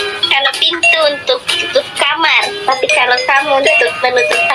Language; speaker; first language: Indonesian; non-native, learner; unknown